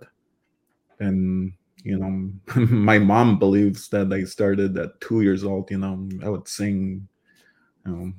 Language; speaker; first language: English; non-native, fluent; Cree